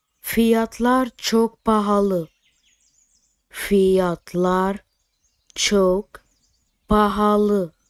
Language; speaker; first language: Turkish; non-native, fluent; Arabic